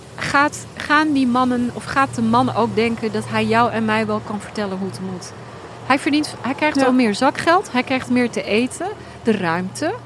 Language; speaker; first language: Dutch; native; Dutch